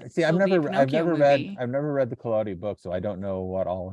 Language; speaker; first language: English; native; English